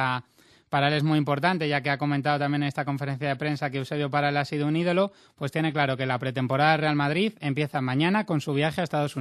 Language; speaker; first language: Spanish; native; Spanish